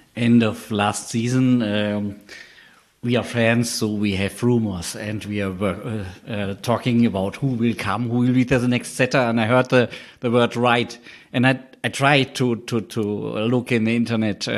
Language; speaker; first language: English; non-native, learner; German